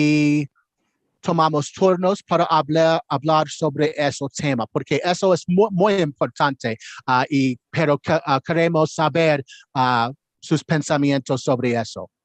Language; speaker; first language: Spanish; non-native, learner; English